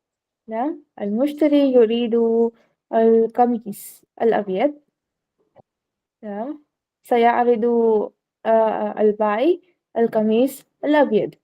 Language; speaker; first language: Arabic; non-native, fluent; Hindi